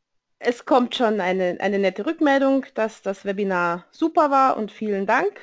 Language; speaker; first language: German; native; German